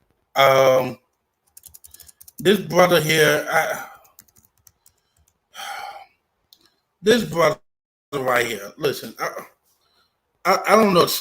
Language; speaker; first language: English; native; English